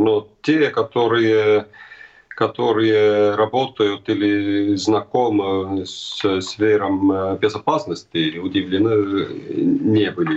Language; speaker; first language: Russian; non-native, fluent; Estonian